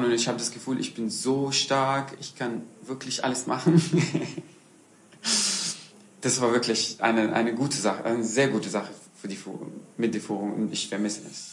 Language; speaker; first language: German; non-native, fluent; Arabic